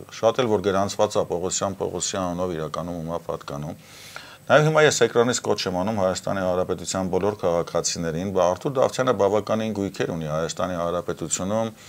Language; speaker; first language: Armenian; native; Armenian